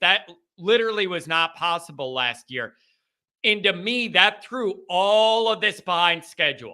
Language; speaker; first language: English; native; English